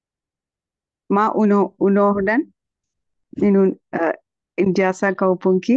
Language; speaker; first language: Finnish; non-native, learner; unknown